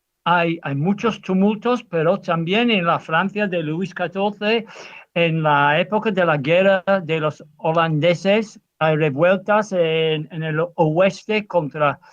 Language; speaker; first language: Spanish; non-native, fluent; English